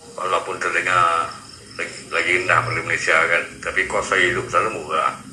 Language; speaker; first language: Malay; native; Malay